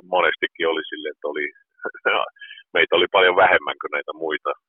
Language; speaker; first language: Finnish; early bilingual, heritage; Finnish